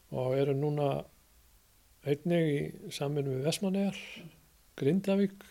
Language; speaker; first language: Icelandic; native; Icelandic